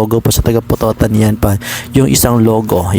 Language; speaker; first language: Filipino; non-native, local second language; Hiligaynon